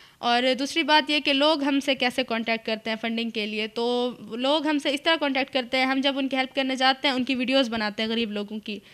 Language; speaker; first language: Urdu; non-native, local second language; Punjabi